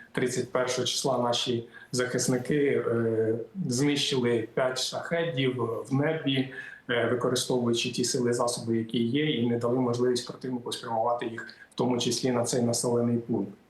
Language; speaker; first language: Ukrainian; native; Ukrainian